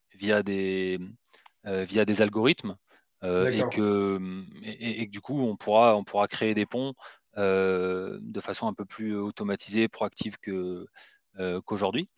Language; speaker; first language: French; native; French